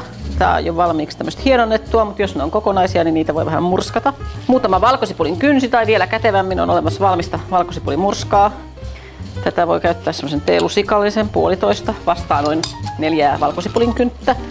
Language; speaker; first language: Finnish; native; Finnish